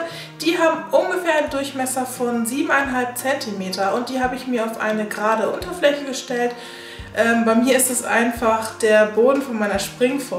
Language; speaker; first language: German; native; German